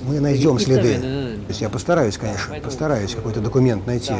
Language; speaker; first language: Russian; native; Russian